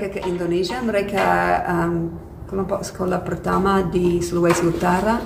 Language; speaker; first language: Indonesian; non-native, fluent; English